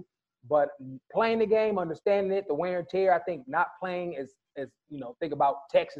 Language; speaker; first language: English; native; English